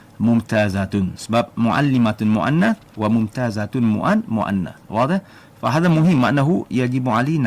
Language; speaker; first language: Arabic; non-native, fluent; Malay